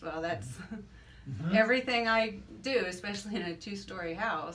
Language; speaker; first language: English; native; English